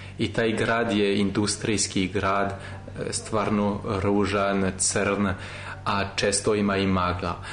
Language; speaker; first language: Serbian; non-native, fluent; French